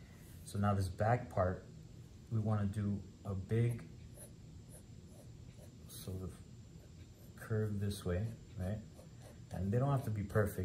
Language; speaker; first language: English; native; English